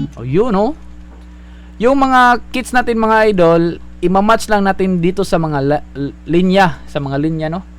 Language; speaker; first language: Filipino; non-native, local second language; Cebuano